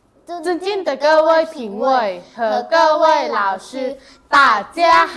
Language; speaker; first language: Chinese; non-native, learner; Thai